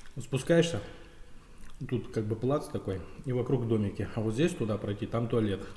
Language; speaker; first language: Russian; native; Russian